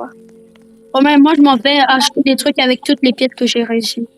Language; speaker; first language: French; native; French